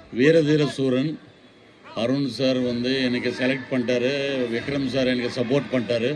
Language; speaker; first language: Tamil; non-native, local second language; Telugu